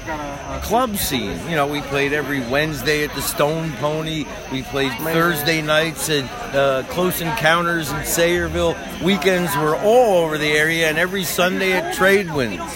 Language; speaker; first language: English; native; English